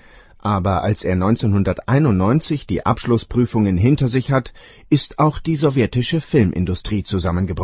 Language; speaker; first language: German; native; German